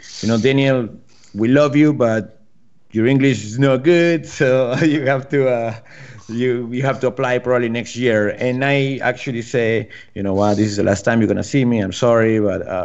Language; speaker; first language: English; non-native, fluent; Spanish